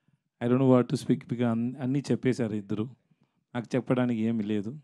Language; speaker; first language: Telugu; non-native, learner; Tamil